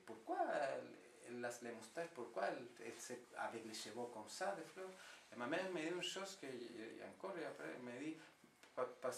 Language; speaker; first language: French; non-native, fluent; Spanish